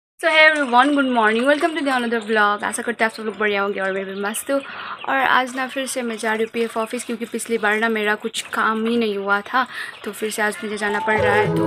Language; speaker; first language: Hindi; non-native, local second language; Nepali